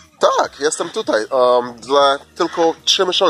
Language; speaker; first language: Polish; non-native, learner; Haitian Creole